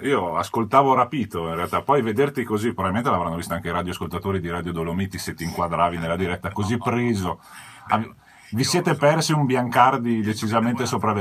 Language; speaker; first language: Italian; native; Italian